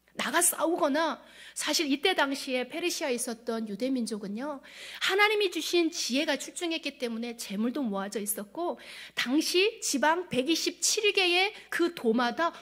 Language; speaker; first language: Korean; native; Korean